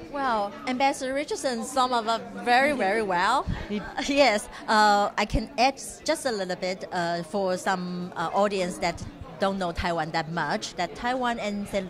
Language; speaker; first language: English; non-native, fluent; Chinese